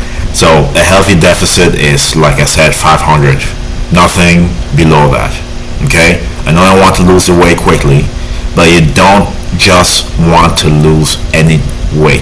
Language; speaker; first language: English; native; English